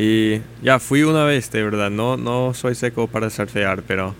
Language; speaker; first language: Spanish; non-native, learner; English